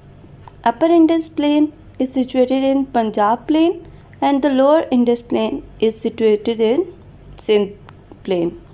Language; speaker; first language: English; non-native, local second language; Urdu